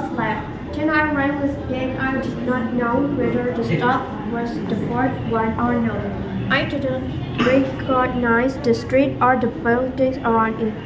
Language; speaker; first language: English; non-native, learner; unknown